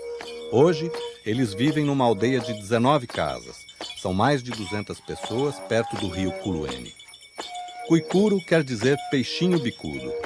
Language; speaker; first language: Portuguese; native; Portuguese